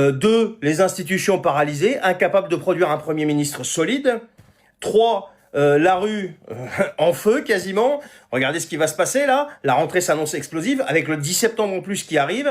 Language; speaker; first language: French; native; French